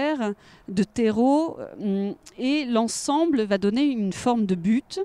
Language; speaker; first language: French; native; French